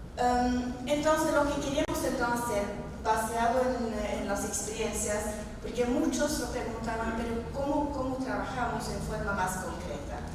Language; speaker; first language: Spanish; non-native, fluent; Norwegian